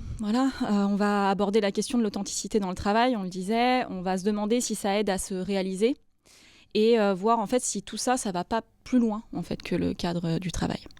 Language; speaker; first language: French; native; French